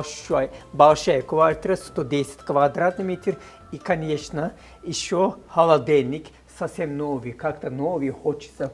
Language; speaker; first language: Russian; non-native, fluent; Turkish